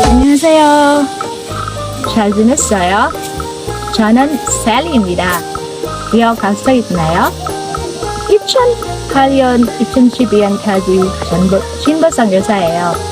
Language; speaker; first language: Korean; non-native, learner; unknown